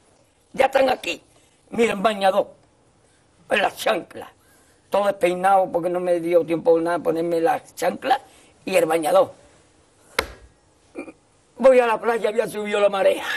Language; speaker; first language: Spanish; native; Spanish